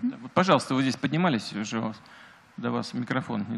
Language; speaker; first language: Russian; native; Russian